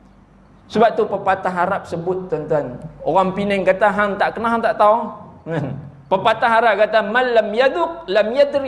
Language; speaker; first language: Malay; native; Malay